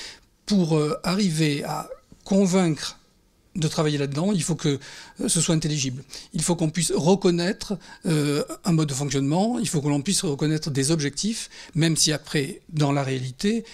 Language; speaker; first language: French; native; French